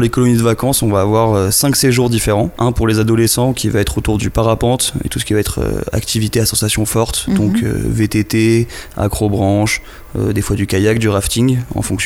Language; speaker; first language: French; native; French